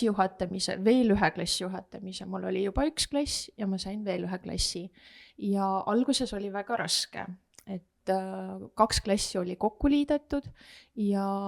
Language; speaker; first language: Estonian; non-native, local second language; Russian